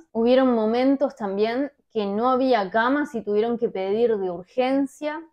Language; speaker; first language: Spanish; native; Spanish